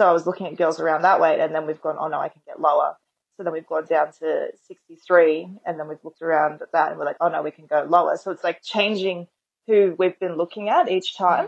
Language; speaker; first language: English; native; English